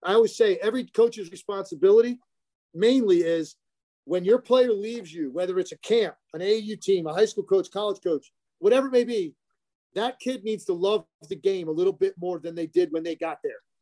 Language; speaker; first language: English; native; English